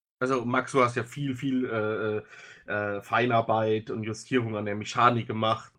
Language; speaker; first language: German; native; German